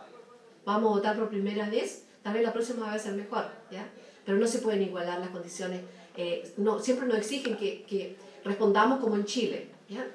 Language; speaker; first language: Spanish; native; Spanish